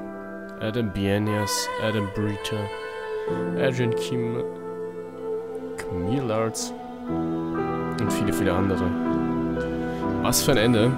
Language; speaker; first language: German; native; German